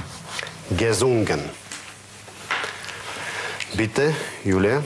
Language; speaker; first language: German; non-native, fluent; Russian